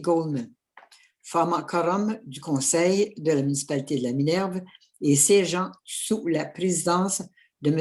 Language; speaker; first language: French; native; French